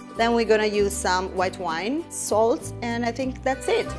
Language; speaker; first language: English; non-native, fluent; Italian